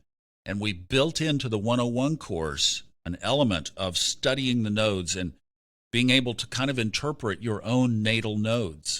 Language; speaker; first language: English; native; English